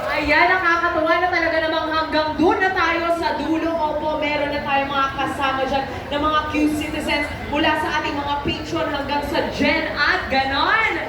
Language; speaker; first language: Filipino; native; Filipino